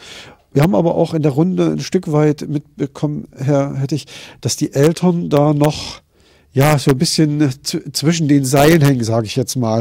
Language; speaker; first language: German; native; German